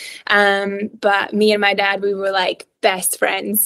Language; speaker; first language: English; non-native, fluent; Latvian